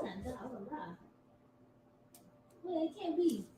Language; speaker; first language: English; native; English